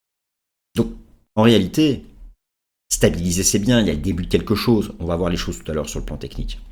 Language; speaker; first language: French; native; French